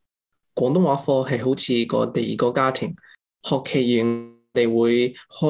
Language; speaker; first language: Cantonese; early bilingual, heritage; English